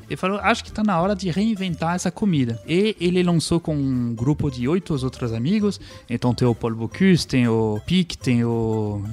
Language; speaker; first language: Portuguese; non-native, fluent; French